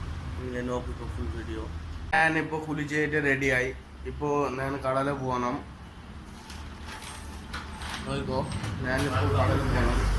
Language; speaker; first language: Malayalam; non-native, learner; Bangla